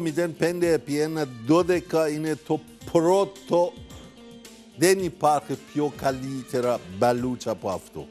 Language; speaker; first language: Greek; non-native, learner; Persian